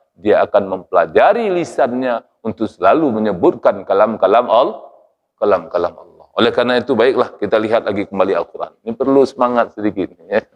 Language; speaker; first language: Malay; native; Malay